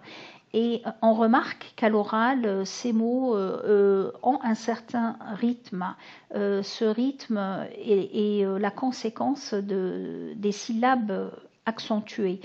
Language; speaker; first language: French; non-native, local second language; Arabic